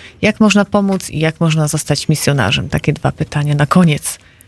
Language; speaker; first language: Polish; native; Polish